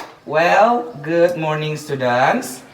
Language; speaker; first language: English; non-native, learner; Indonesian